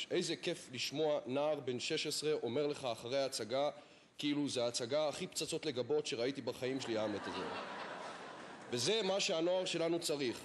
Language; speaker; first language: Hebrew; native; Hebrew